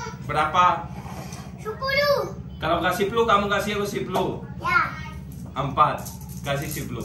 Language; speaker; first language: Indonesian; non-native, learner; Urdu